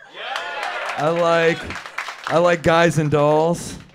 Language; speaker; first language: English; native; English